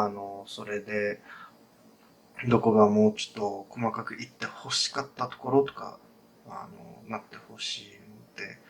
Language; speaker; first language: Japanese; non-native, fluent; English